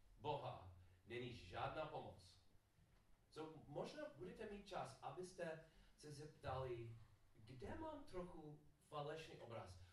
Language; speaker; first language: Czech; non-native, learner; English